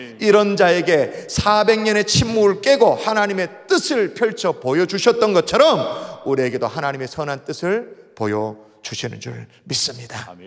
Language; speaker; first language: Korean; native; Korean